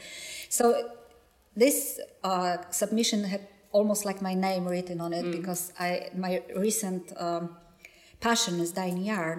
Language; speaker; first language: English; non-native, fluent; Polish